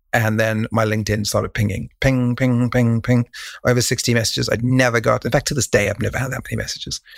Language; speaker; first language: English; native; English